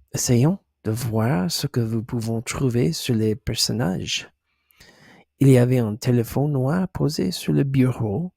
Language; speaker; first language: French; non-native, learner; English